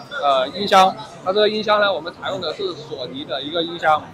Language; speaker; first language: Chinese; native; Chinese